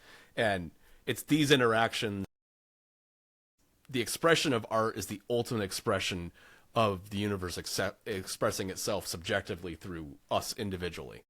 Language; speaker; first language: English; native; English